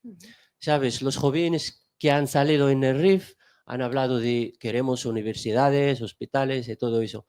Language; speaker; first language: Spanish; non-native, fluent; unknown